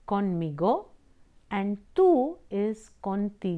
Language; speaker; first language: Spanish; non-native, fluent; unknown